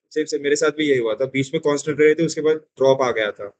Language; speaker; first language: Hindi; non-native, local second language; Marathi